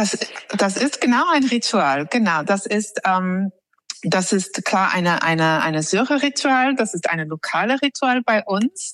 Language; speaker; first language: German; non-native, fluent; English